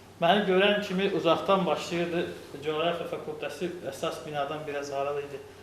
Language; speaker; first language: Azerbaijani; non-native, local second language; Lezghian